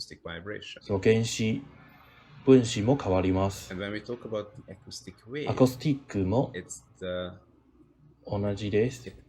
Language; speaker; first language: Japanese; non-native, learner; English